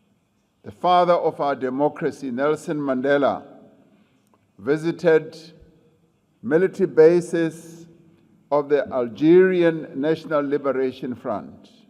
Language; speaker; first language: English; non-native, local second language; Venda